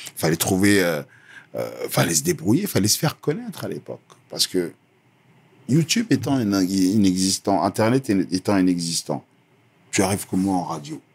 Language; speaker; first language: French; early bilingual, other home language; Lingala